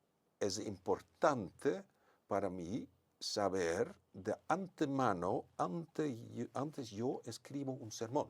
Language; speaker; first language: Spanish; non-native, fluent; Dutch